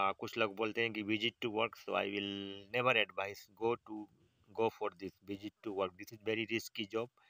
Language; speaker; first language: Hindi; native; Hindi